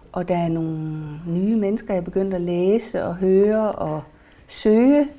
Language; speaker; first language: Danish; native; Danish